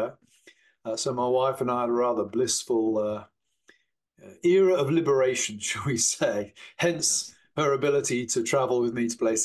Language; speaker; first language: English; native; English